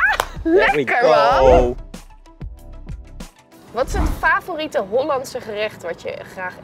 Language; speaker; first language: Dutch; native; Dutch